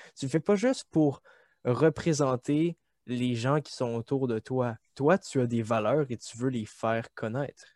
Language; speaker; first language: French; native; French